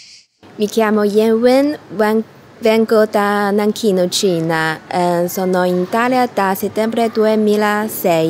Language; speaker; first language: Italian; non-native, learner; Chinese